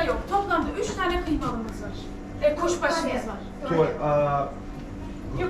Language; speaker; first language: Turkish; native; Turkish